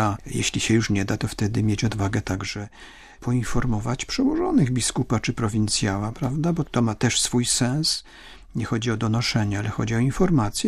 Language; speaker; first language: Polish; native; Polish